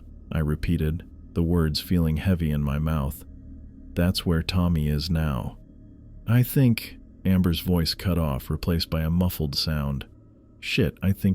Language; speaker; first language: English; native; English